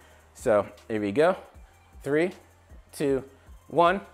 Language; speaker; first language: English; native; English